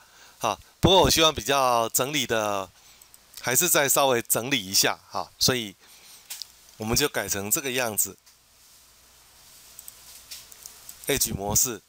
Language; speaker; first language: Chinese; native; Chinese